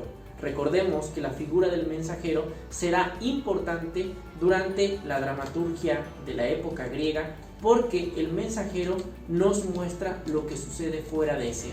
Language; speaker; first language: Spanish; native; Spanish